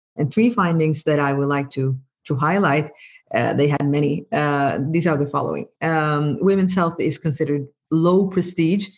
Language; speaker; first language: English; non-native, fluent; Norwegian